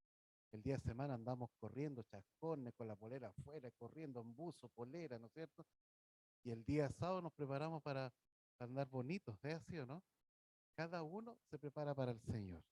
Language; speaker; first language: Spanish; native; Spanish